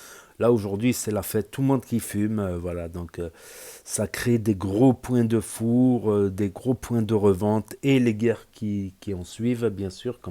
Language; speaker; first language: French; native; French